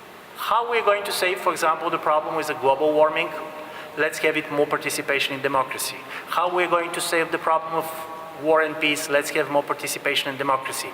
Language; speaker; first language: English; non-native, fluent; Bulgarian